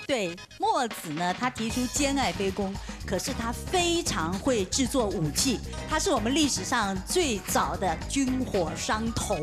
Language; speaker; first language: Chinese; native; Chinese